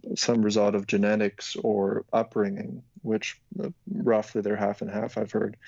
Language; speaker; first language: English; non-native, fluent; Slovak